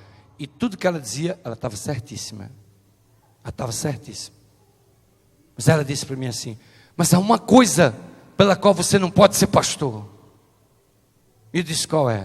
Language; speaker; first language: Portuguese; native; Portuguese